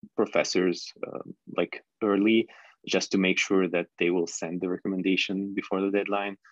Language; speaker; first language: English; non-native, fluent; Arabic